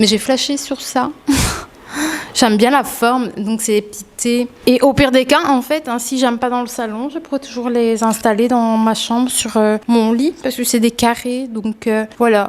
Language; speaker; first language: French; native; French